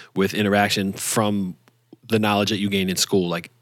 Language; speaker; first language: English; native; English